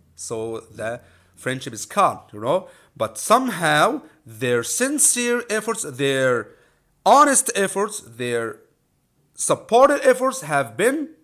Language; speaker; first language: English; non-native, fluent; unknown